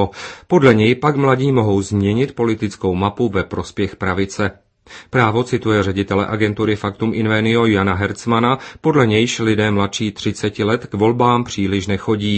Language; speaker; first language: Czech; native; Czech